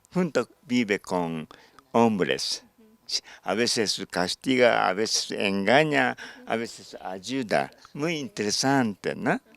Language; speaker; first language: Spanish; non-native, learner; Japanese